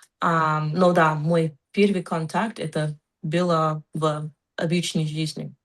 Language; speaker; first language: Russian; non-native, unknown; English